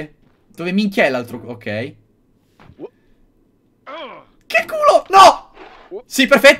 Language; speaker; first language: Italian; native; Italian